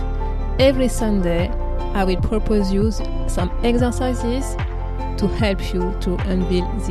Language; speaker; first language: English; non-native, fluent; French